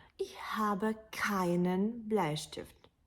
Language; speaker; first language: German; non-native, fluent; Ukrainian